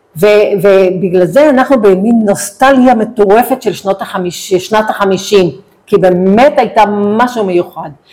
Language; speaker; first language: Hebrew; native; Hebrew